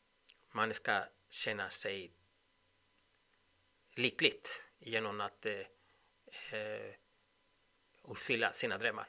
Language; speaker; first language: Swedish; non-native, fluent; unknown